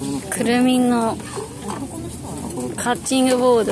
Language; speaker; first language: Japanese; native; Japanese